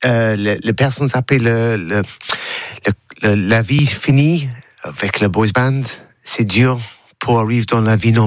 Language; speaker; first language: French; non-native, learner; English